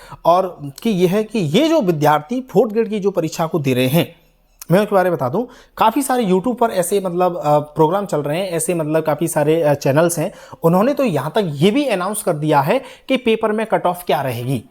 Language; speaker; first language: Hindi; native; Hindi